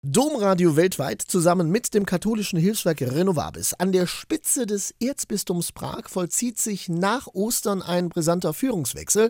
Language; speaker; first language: German; native; German